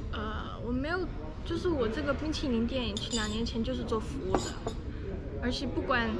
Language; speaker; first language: Chinese; early bilingual, other home language; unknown